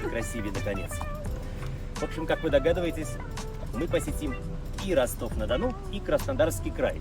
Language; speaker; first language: Russian; native; Russian